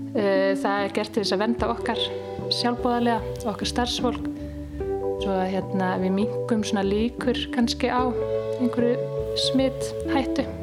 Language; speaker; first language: Icelandic; native; Icelandic